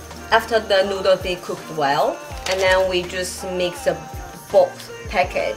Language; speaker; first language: English; non-native, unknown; Chinese